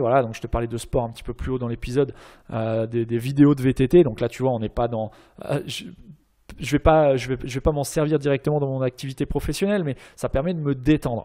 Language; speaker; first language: French; native; French